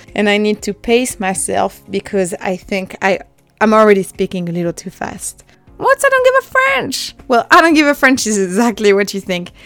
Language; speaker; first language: English; non-native, fluent; French